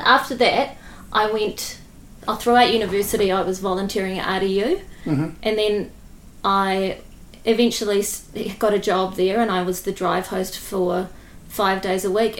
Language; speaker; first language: English; native; English